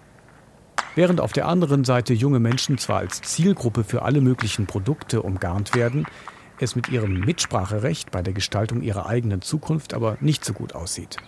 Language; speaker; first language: German; native; German